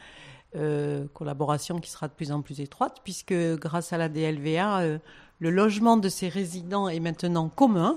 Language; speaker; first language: French; native; French